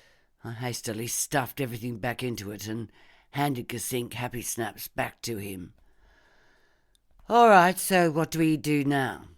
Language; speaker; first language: English; native; English